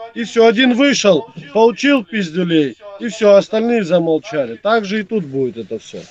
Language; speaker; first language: Russian; native; Russian